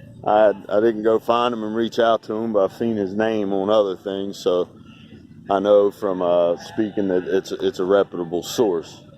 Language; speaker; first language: English; native; English